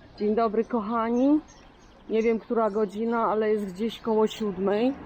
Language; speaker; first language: Polish; native; Polish